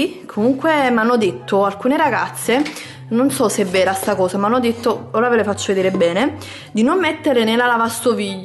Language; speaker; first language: Italian; native; Italian